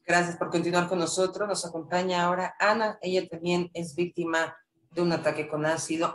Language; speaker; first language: Spanish; native; Spanish